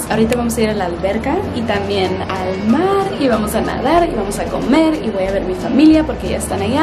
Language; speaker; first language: Spanish; early bilingual, heritage; Spanish